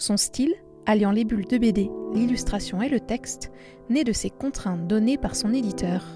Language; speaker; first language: French; native; French